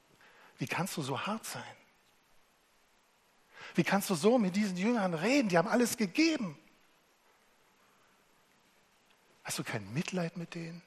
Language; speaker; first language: German; native; German